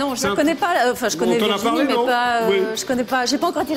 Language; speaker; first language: French; native; French